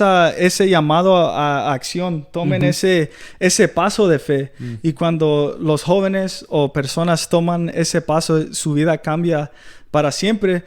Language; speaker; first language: Spanish; early bilingual, heritage; Spanish